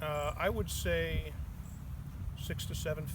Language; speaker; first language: English; native; English